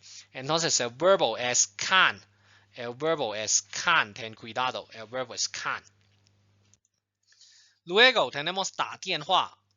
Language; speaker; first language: Spanish; non-native, fluent; Chinese